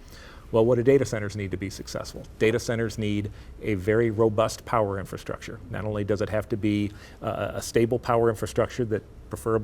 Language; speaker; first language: English; native; English